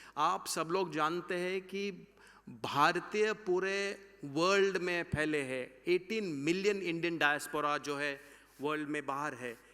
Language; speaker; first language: Hindi; non-native, local second language; Marathi